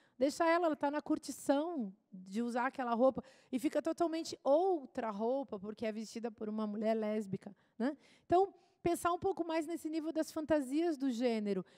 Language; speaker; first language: Portuguese; native; Portuguese